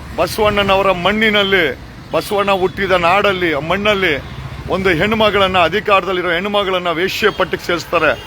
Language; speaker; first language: Kannada; native; Kannada